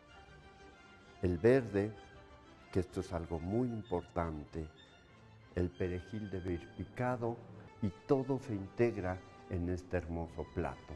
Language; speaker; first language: Spanish; native; Spanish